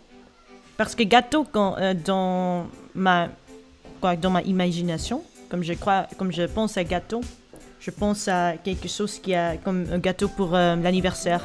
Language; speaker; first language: French; non-native, learner; Dutch